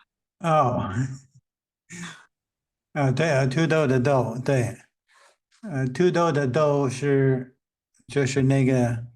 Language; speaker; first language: Chinese; non-native, fluent; English